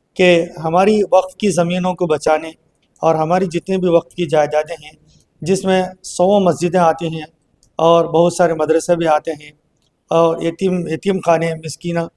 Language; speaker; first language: Urdu; native; Urdu